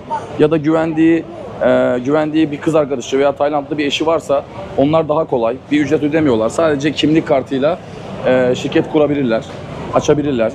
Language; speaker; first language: Turkish; native; Turkish